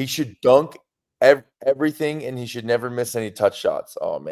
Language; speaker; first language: English; native; English